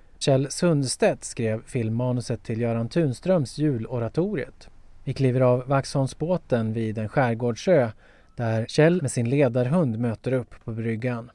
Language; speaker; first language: Swedish; native; Swedish